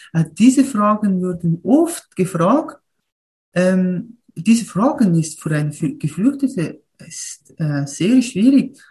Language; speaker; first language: German; non-native, learner; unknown